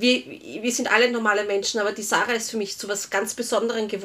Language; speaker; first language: German; native; German